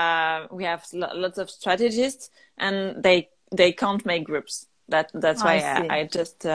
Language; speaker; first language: English; non-native, learner; French